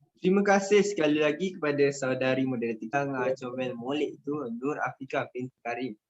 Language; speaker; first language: Malay; native; Malay